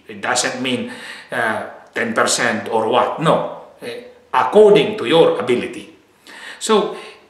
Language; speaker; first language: English; non-native, fluent; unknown